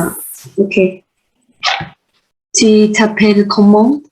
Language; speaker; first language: French; non-native, learner; Vietnamese